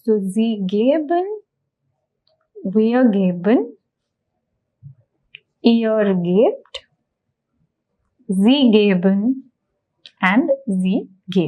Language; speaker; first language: German; non-native, fluent; English